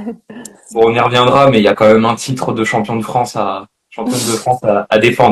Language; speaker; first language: French; native; French